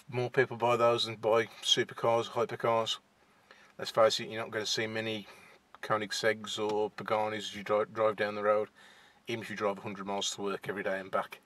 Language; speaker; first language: English; native; English